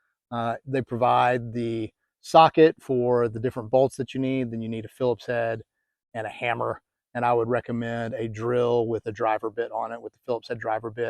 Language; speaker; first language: English; native; English